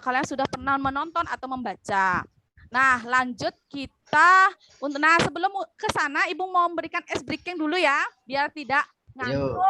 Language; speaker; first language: Indonesian; native; Indonesian